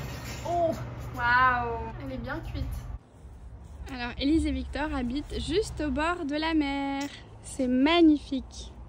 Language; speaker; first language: French; native; French